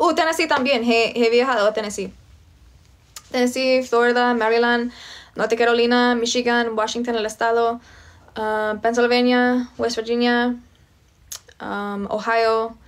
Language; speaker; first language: Spanish; non-native, fluent; English